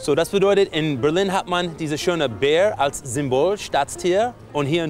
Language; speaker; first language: German; non-native, learner; English